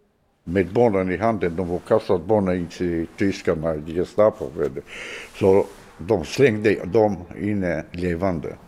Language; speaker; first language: Swedish; non-native, fluent; Romany